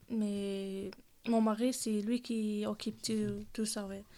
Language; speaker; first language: French; non-native, learner; Arabic